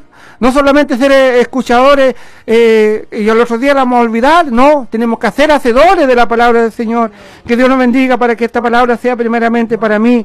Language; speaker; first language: Spanish; native; Spanish